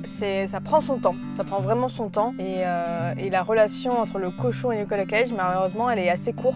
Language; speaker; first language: French; native; French